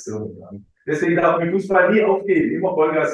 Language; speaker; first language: German; early bilingual, other home language; Croatian